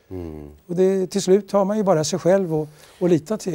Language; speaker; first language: Swedish; native; Swedish